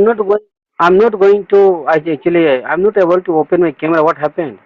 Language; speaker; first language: English; non-native, learner; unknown